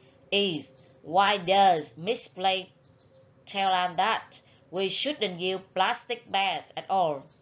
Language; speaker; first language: English; non-native, fluent; Vietnamese